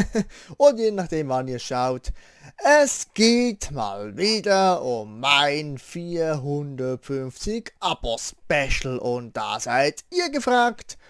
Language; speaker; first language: German; native; German